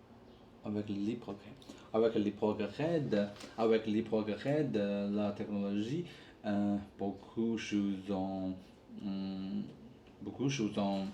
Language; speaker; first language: French; non-native, learner; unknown